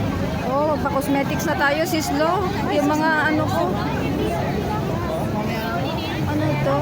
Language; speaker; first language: Filipino; non-native, local second language; Cebuano